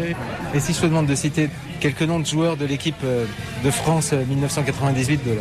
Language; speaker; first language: French; native; French